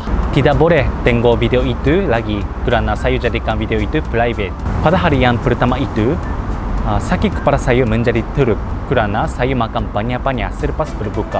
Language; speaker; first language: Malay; non-native, learner; Japanese